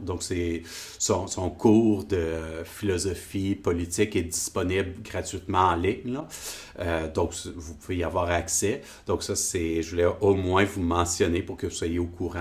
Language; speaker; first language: French; native; French